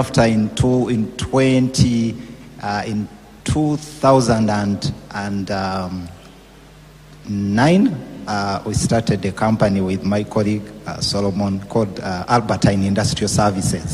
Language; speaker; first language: English; non-native, local second language; Nyankole